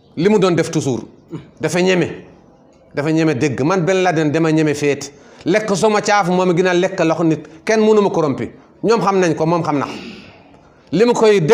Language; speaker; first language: Wolof; non-native, local second language; Fula